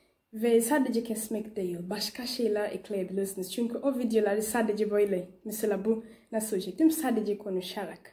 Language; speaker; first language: Turkish; non-native, learner; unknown